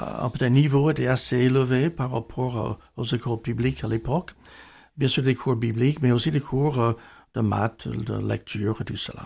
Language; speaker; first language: French; non-native, fluent; English